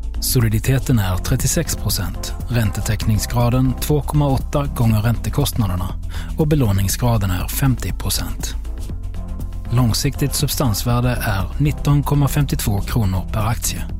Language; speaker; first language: Swedish; native; Swedish